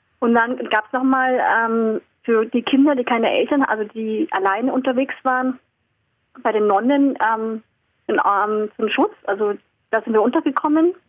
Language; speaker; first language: German; early bilingual, other home language; Vietnamese